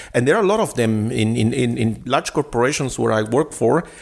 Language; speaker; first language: English; non-native, fluent; Spanish